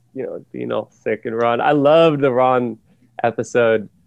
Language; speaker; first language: English; native; English